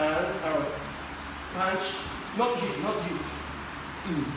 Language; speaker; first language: English; non-native, learner; Japanese